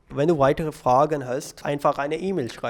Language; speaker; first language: German; non-native, learner; Urdu